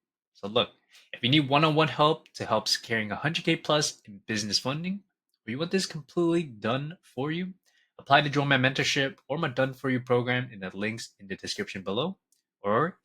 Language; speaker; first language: English; native; English